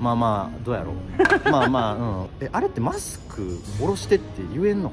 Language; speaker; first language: Japanese; native; Japanese